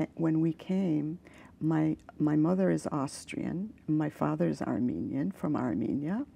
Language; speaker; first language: English; early bilingual, other home language; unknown